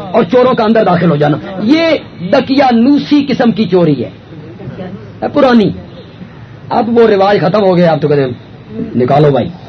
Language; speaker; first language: Urdu; non-native, local second language; Punjabi